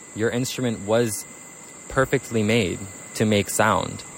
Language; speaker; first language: English; native; English